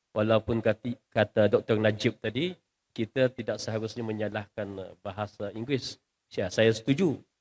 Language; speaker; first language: Malay; native; Malay